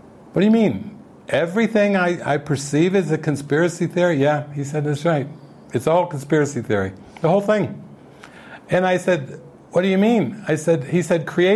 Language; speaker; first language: English; native; English